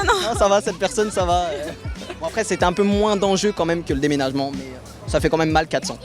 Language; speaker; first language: French; native; French